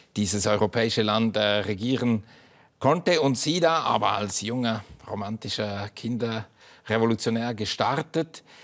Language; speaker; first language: German; native; German